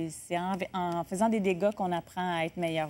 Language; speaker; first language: French; native; French